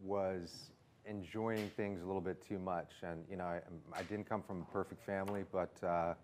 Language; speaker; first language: English; native; English